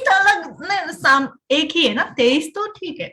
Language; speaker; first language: Hindi; non-native, fluent; Japanese